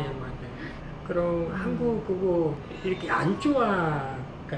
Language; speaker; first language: Korean; non-native, learner; Portuguese